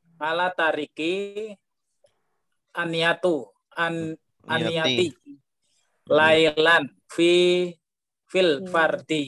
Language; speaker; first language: Arabic; non-native, learner; Indonesian